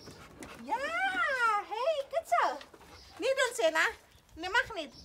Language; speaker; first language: Dutch; non-native, learner; Indonesian